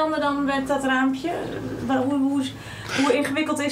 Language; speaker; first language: Dutch; native; Dutch